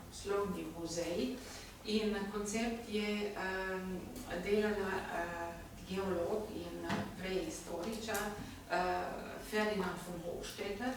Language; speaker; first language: Slovenian; non-native, learner; German